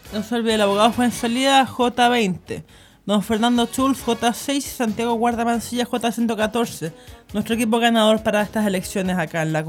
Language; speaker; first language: Spanish; native; Spanish